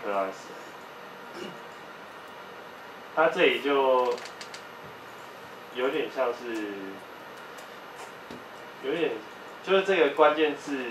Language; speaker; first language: Chinese; native; Chinese